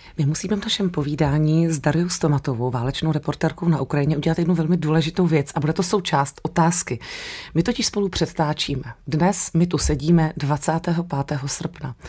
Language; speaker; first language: Czech; native; Czech